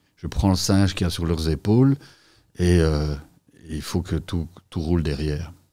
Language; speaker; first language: French; native; French